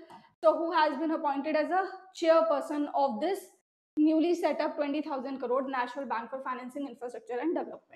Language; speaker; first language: English; non-native, local second language; Hindi